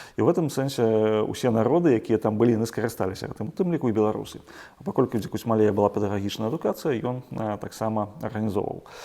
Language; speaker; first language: Belarusian; native; Belarusian